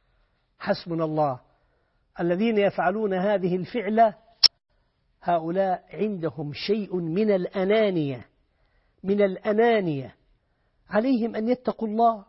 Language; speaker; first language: Arabic; native; Arabic